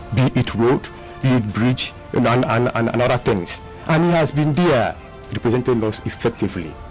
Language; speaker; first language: English; non-native, local second language; Igbo